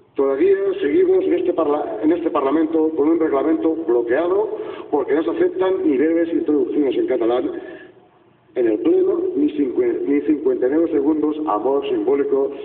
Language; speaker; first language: Spanish; non-native, local second language; Catalan